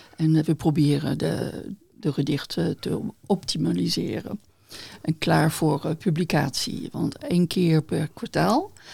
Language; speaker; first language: Dutch; non-native, fluent; French